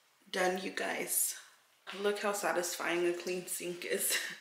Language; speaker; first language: English; early bilingual, other home language; Spanish